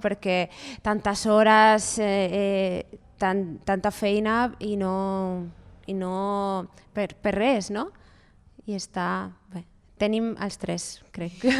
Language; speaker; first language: Catalan; non-native, fluent; Spanish